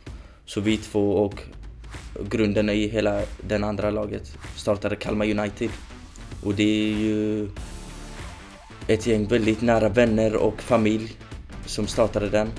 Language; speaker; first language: Swedish; early bilingual, other home language; Kurdish